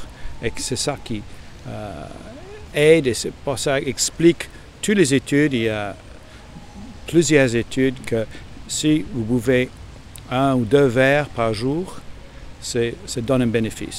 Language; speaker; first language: French; non-native, fluent; English